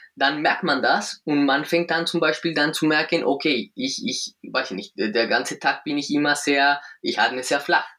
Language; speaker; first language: German; non-native, fluent; Spanish